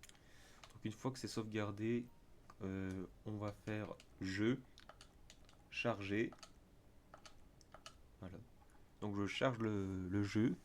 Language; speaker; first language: French; native; French